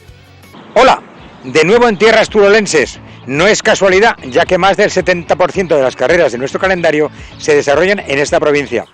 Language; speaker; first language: Spanish; native; Spanish